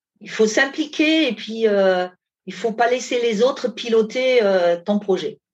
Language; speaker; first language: French; non-native, fluent; German